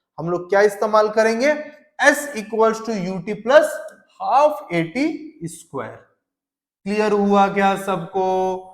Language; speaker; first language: Hindi; native; Hindi